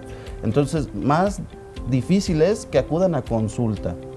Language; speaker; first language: Spanish; native; Spanish